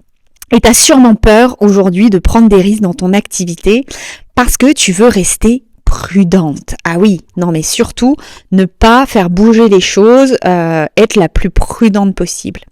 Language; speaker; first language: French; native; French